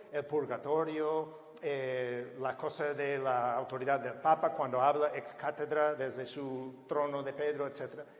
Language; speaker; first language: Spanish; non-native, fluent; English